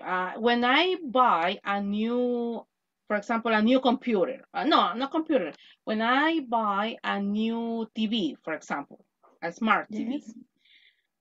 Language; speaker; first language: English; non-native, fluent; Spanish